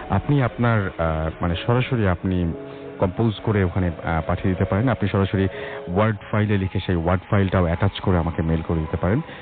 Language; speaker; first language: Bangla; native; Bangla